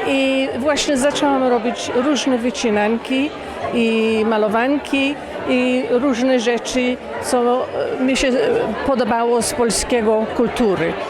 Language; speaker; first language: Polish; early bilingual, heritage; Polish